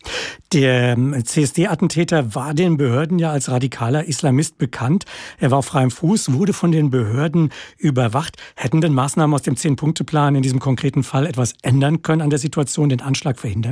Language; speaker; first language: German; native; German